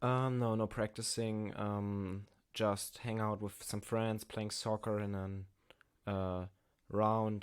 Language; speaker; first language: English; non-native, learner; German